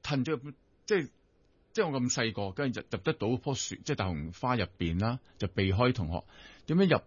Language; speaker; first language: Cantonese; non-native, local second language; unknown